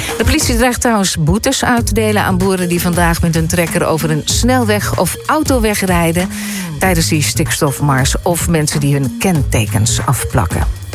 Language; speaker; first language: Dutch; native; Dutch